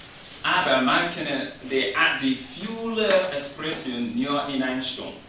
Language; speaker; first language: German; non-native, learner; English